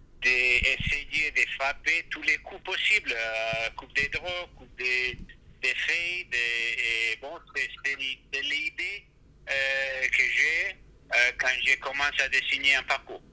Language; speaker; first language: French; non-native, fluent; Spanish